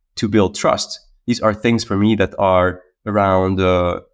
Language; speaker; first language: English; non-native, fluent; Arabic